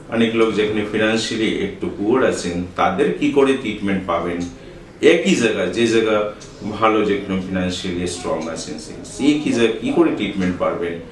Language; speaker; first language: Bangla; non-native, local second language; Hindi